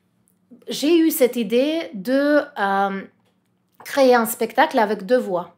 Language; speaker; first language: French; non-native, fluent; Russian